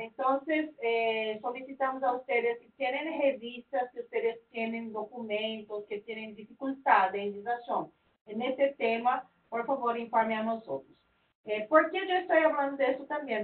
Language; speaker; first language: Spanish; non-native, fluent; Portuguese